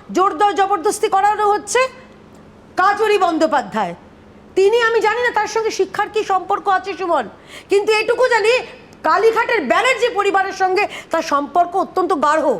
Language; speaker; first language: Bangla; native; Bangla